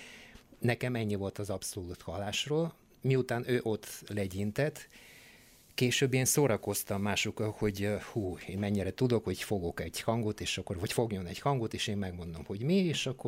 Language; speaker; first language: Hungarian; non-native, fluent; Bulgarian